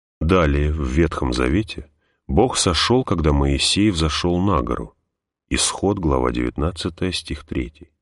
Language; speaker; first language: Russian; native; Russian